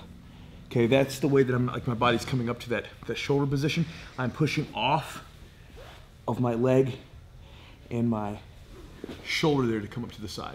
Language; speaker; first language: English; native; English